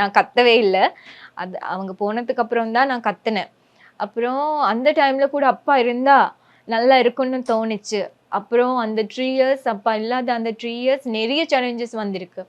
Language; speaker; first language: Tamil; non-native, fluent; Sinhala